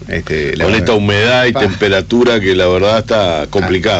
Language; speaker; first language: Spanish; native; Spanish